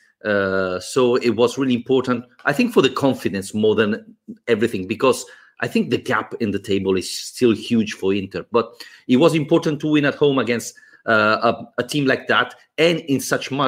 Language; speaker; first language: English; non-native, fluent; Italian